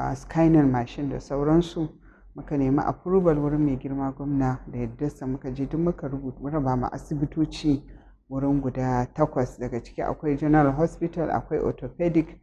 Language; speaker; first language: Hausa; native; Hausa